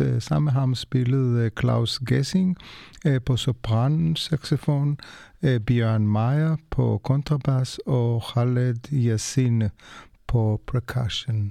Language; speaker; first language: Danish; non-native, fluent; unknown